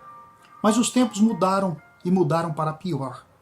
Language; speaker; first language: Portuguese; native; Portuguese